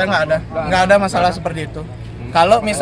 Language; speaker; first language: Indonesian; native; Indonesian